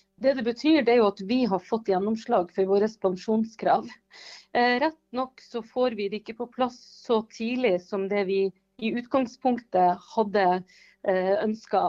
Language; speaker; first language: Norwegian; native; Norwegian